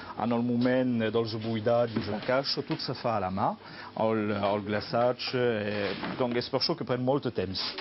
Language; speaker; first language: Catalan; non-native, local second language; French